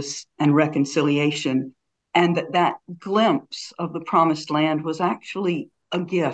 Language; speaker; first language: English; native; English